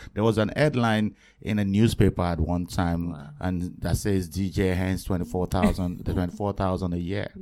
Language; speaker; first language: English; non-native, local second language; Yoruba